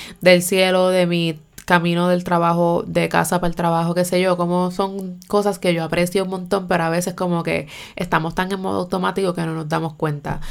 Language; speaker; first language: Spanish; native; Spanish